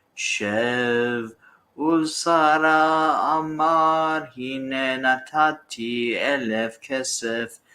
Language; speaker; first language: Hebrew; non-native, learner; English